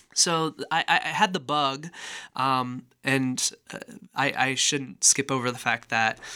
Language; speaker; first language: English; native; English